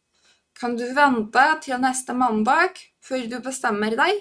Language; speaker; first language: Norwegian; non-native, fluent; Polish